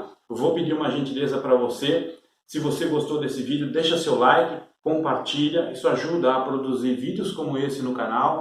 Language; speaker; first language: Portuguese; native; Portuguese